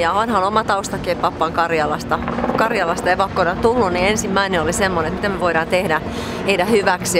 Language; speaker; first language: Finnish; native; Finnish